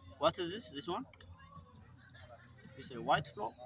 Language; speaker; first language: English; non-native, local second language; Amharic